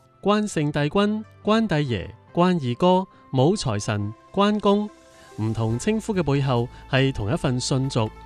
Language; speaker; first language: Cantonese; native; Cantonese